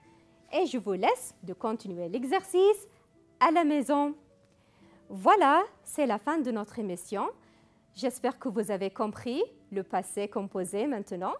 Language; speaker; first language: French; non-native, fluent; Arabic